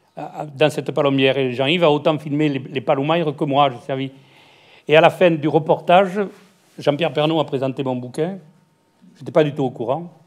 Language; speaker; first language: French; native; French